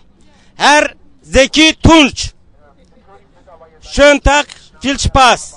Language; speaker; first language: German; non-native, learner; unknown